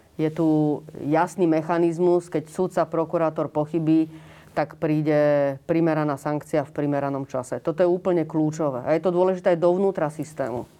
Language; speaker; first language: Slovak; native; Slovak